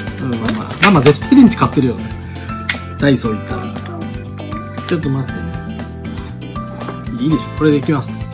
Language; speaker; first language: Japanese; native; Japanese